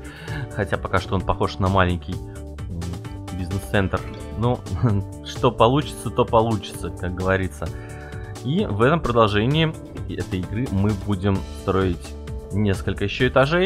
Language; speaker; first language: Russian; native; Russian